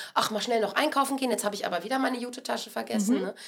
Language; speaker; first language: German; native; German